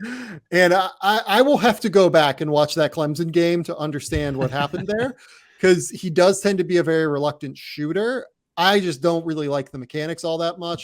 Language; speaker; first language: English; native; English